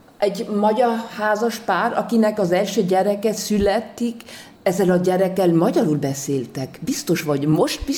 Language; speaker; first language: Hungarian; early bilingual, heritage; German